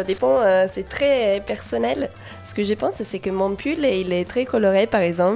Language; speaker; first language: French; non-native, fluent; Italian